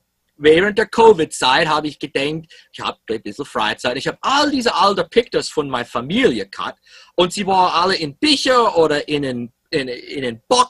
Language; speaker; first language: German; early bilingual, heritage; English